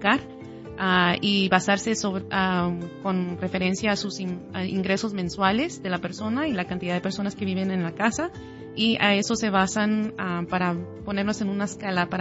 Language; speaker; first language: Spanish; native; Spanish